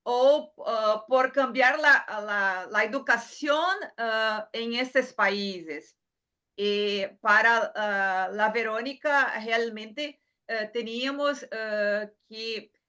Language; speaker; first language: Spanish; non-native, learner; Portuguese